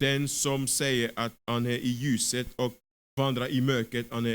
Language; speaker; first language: Swedish; non-native, fluent; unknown